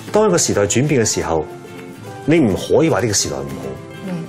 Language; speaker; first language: Cantonese; early bilingual, other home language; Chinese